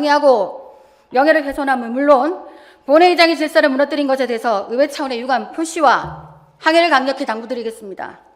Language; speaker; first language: Korean; native; Korean